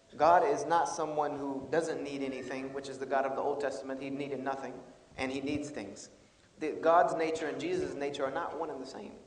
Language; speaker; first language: English; native; English